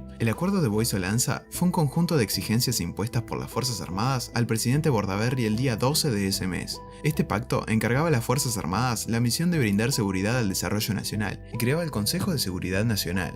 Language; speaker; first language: Spanish; native; Spanish